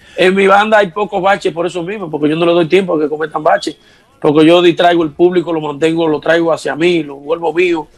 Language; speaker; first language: Spanish; native; Spanish